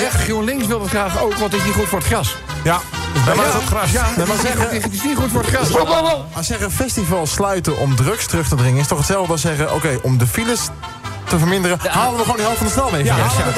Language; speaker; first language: Dutch; native; Dutch